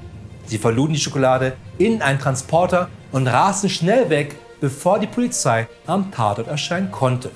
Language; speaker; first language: German; native; German